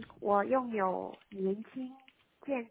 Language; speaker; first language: Chinese; non-native, learner; Korean